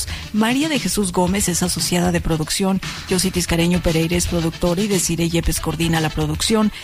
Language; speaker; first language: Spanish; native; Spanish